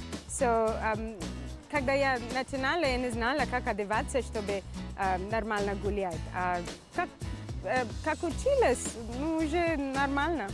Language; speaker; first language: Russian; non-native, fluent; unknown